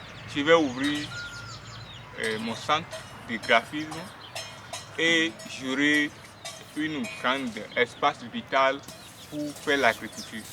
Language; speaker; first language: French; non-native, local second language; Fon